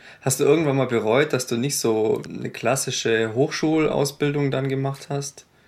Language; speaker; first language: German; native; German